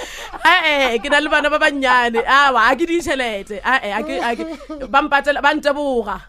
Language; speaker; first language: English; non-native, local second language; Northern Sotho